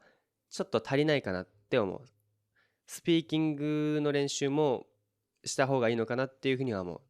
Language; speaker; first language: Japanese; native; Japanese